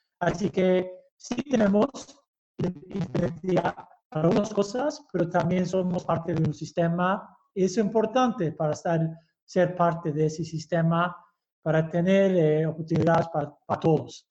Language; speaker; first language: Spanish; early bilingual, heritage; Basque